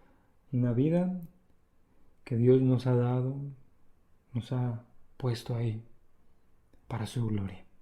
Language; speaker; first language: Spanish; native; Spanish